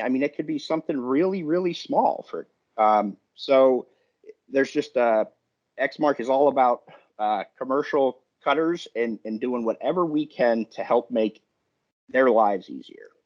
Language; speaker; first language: English; native; English